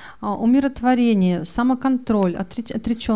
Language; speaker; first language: Russian; native; Russian